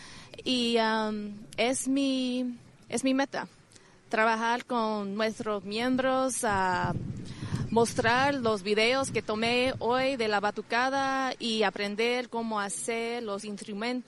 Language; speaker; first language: Spanish; non-native, learner; English